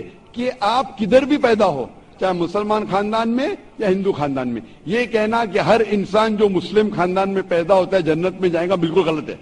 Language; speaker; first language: Hindi; non-native, local second language; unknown